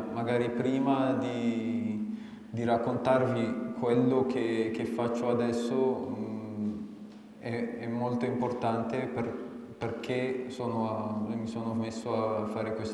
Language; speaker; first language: Italian; non-native, fluent; Amharic